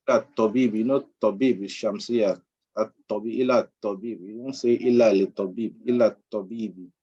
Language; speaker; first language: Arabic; non-native, fluent; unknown